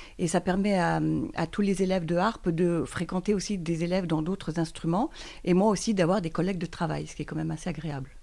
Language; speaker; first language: French; native; French